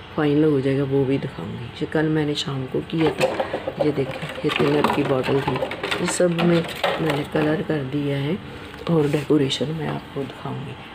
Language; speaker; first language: Hindi; non-native, local second language; Punjabi